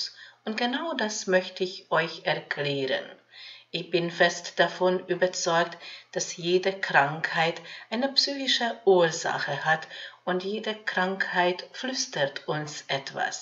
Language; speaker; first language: German; non-native, fluent; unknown